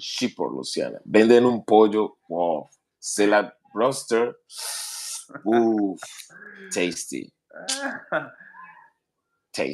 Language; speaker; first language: English; non-native, learner; Spanish